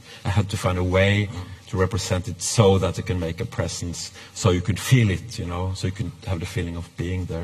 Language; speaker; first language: English; non-native, fluent; Norwegian